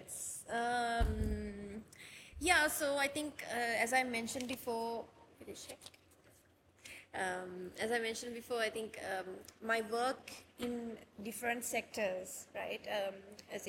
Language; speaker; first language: English; non-native, local second language; Sinhala